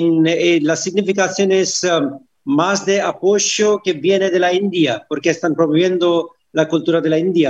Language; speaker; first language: Spanish; non-native, fluent; Hindi